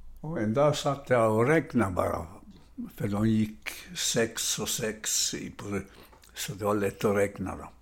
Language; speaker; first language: Swedish; non-native, fluent; Italian